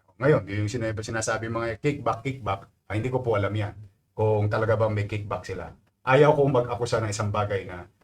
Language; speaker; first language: Filipino; native; Filipino